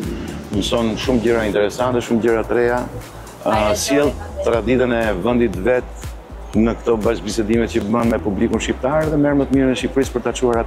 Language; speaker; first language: Albanian; native; Albanian